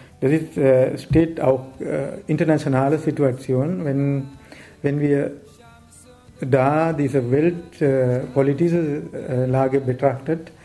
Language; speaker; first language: German; non-native, learner; Sinhala